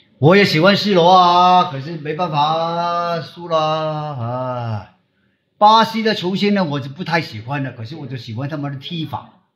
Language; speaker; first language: Chinese; non-native, local second language; Cantonese